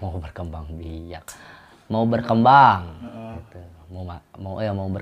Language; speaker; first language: Indonesian; non-native, local second language; Sundanese